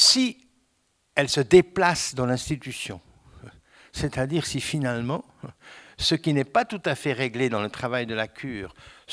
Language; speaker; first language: French; native; French